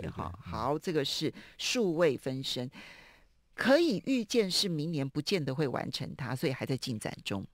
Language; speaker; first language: Chinese; native; Chinese